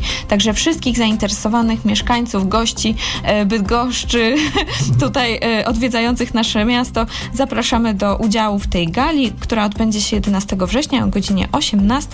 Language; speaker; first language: Polish; native; Polish